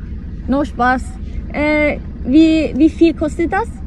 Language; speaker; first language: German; non-native, learner; English